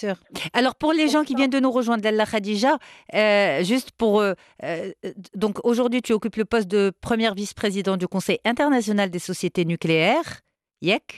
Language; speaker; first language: French; non-native, local second language; Arabic